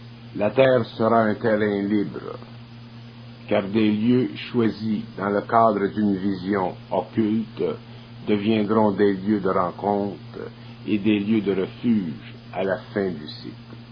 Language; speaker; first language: French; native; French